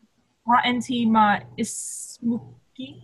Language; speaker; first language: Arabic; non-native, learner; English